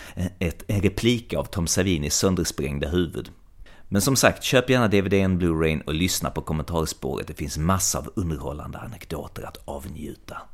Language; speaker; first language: English; non-native, fluent; Swedish